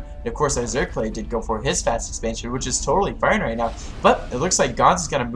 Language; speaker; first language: English; native; English